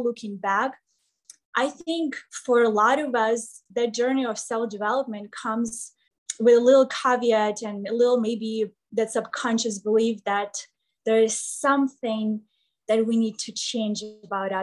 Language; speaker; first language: English; non-native, fluent; Ukrainian